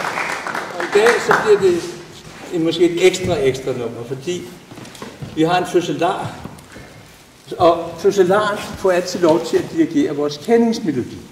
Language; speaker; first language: Danish; native; Danish